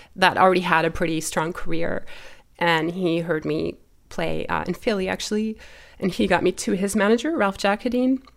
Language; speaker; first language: English; early bilingual, other home language; German